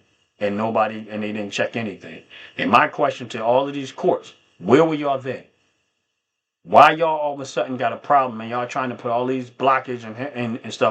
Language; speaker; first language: English; native; English